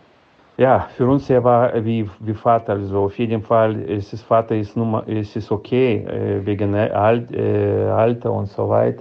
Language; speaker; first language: German; non-native, fluent; Lithuanian